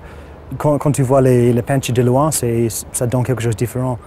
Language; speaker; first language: French; non-native, fluent; English